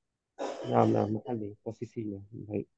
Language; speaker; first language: Indonesian; non-native, learner; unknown